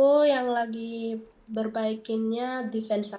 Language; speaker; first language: Indonesian; early bilingual, heritage; Dutch